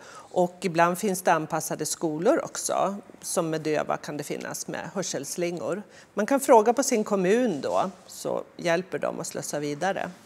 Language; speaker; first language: Swedish; native; Swedish